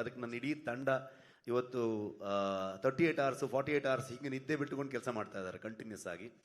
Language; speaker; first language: Kannada; native; Kannada